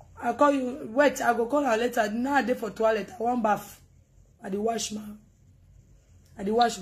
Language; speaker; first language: English; non-native, local second language; French